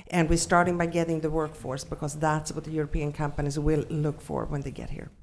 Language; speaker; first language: English; non-native, fluent; Swedish